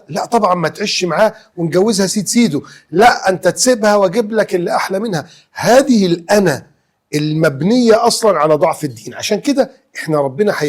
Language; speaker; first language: Arabic; native; Arabic